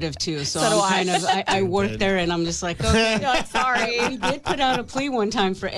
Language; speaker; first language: English; native; English